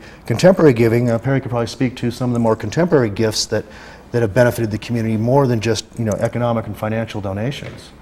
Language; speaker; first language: English; native; English